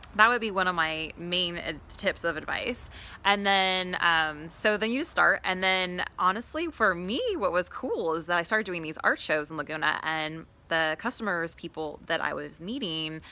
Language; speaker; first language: English; native; English